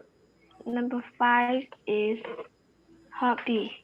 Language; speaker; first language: English; non-native, learner; Vietnamese